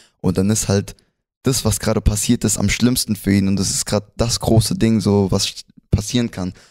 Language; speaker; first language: German; early bilingual, other home language; Spanish